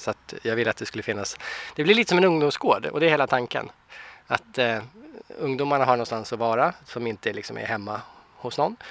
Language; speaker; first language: Swedish; native; Swedish